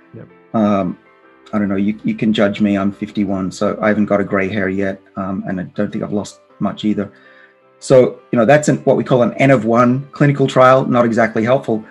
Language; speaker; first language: English; native; English